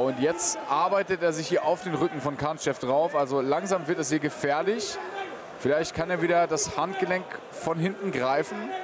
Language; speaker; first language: German; native; German